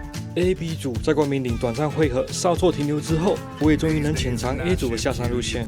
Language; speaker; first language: Chinese; native; Chinese